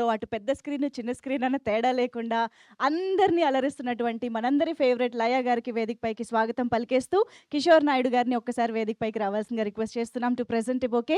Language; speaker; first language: Telugu; native; Telugu